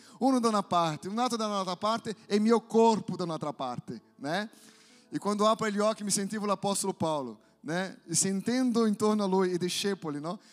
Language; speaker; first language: Italian; non-native, fluent; Portuguese